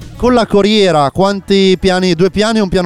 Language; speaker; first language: Italian; native; Italian